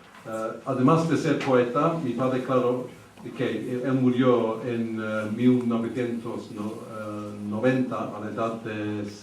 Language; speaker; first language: Spanish; early bilingual, heritage; English